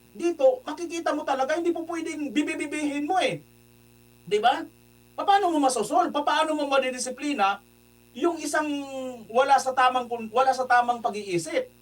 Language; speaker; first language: Filipino; non-native, local second language; Waray